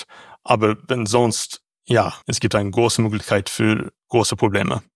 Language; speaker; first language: German; non-native, learner; English